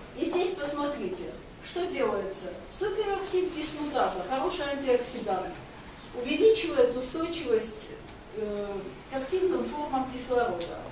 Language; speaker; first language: Russian; non-native, local second language; Georgian